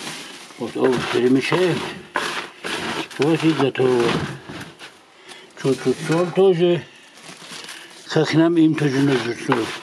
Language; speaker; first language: Russian; non-native, local second language; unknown